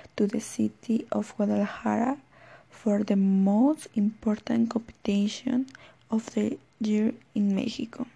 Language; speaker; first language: English; non-native, fluent; Spanish